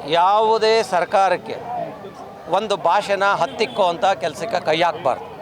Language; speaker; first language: Kannada; native; Kannada